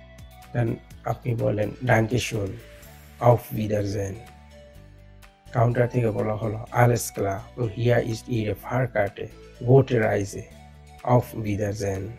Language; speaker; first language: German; non-native, fluent; Bangla